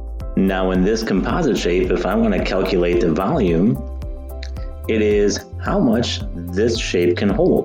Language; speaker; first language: English; native; English